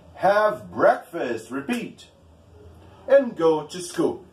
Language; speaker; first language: English; non-native, fluent; Portuguese